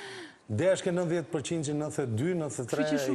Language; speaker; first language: Albanian; native; Albanian